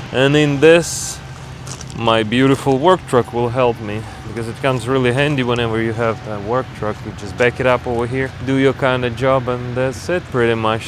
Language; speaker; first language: English; non-native, fluent; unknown